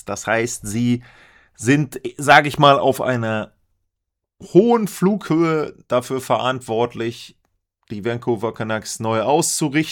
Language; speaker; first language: German; native; German